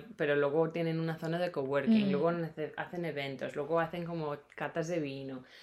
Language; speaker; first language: Spanish; non-native, fluent; English